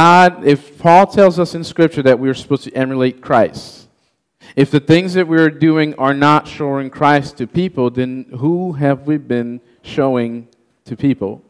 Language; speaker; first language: English; non-native, fluent; Haitian Creole